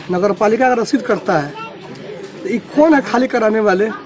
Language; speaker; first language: Hindi; native; Hindi